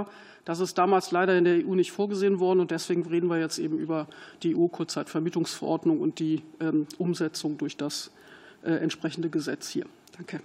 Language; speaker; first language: German; native; German